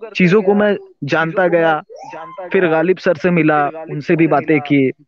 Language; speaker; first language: Hindi; non-native, local second language; Urdu